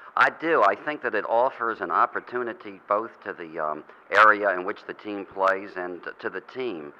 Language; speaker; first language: English; native; English